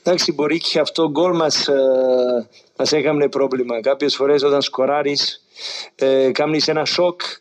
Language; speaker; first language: Greek; non-native, fluent; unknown